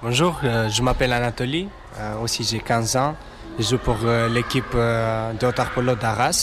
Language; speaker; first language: French; non-native, learner; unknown